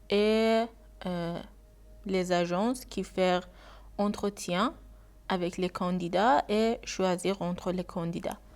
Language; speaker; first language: French; non-native, learner; Persian